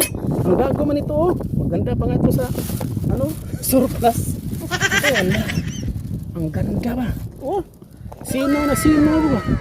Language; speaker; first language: Filipino; non-native, local second language; Cebuano